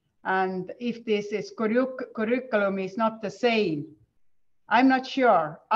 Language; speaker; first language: English; non-native, learner; Estonian